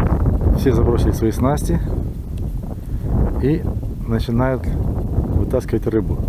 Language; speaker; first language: Russian; native; Russian